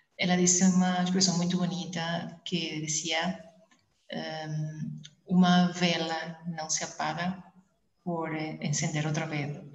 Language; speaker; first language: Portuguese; early bilingual, heritage; Spanish